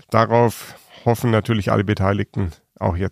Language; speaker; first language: German; native; German